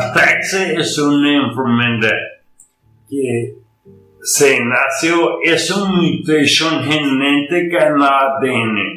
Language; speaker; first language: Spanish; non-native, learner; English